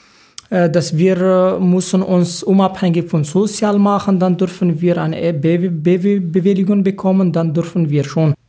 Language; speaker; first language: German; non-native, learner; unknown